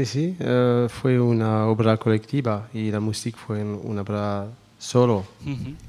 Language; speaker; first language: Spanish; non-native, learner; French